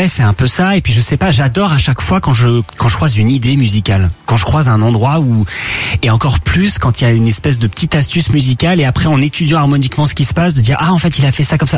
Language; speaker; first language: French; native; French